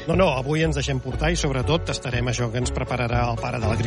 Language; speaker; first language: Catalan; native; Catalan